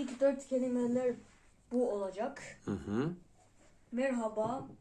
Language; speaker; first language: Turkish; non-native, learner; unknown